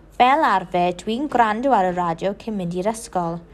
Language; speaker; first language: Welsh; non-native, local second language; English